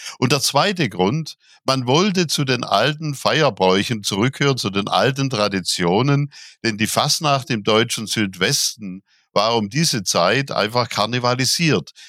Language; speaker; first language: German; native; German